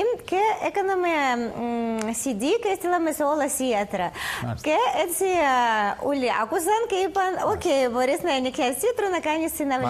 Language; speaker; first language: Greek; non-native, learner; Russian